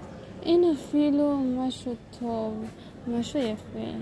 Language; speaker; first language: Hebrew; early bilingual, other home language; Russian